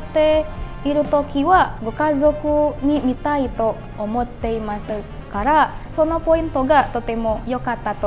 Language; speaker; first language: Japanese; non-native, fluent; Indonesian